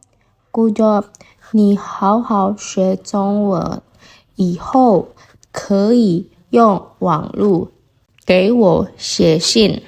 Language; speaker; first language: Chinese; non-native, fluent; Indonesian